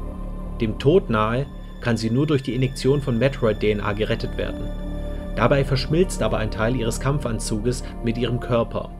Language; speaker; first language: German; native; German